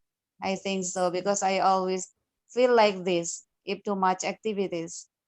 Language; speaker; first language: English; non-native, learner; Indonesian